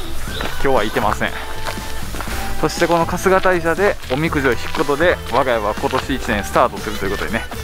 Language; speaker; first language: Japanese; native; Japanese